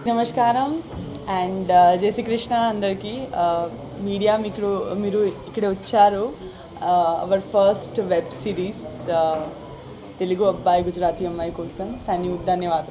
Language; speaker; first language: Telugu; non-native, learner; Gujarati